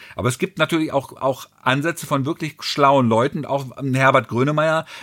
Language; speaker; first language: German; native; German